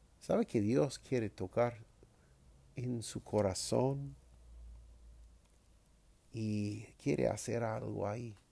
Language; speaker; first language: Spanish; non-native, fluent; English